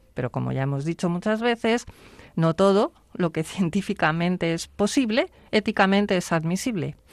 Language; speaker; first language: Spanish; native; Spanish